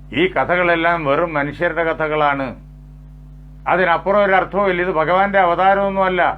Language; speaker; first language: Malayalam; native; Malayalam